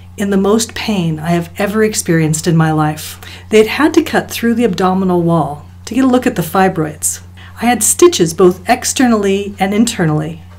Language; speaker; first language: English; native; English